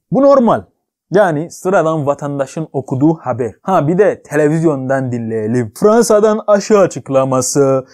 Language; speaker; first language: Turkish; non-native, fluent; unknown